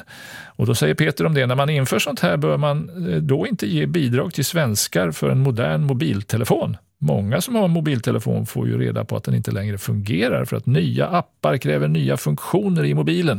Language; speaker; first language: Swedish; native; Swedish